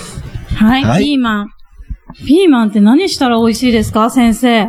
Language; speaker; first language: Japanese; native; Japanese